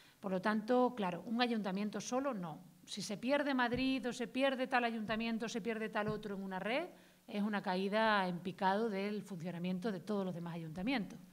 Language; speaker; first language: Spanish; native; Spanish